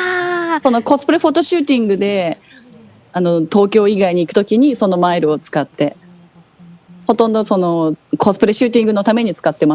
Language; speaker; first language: Japanese; native; Japanese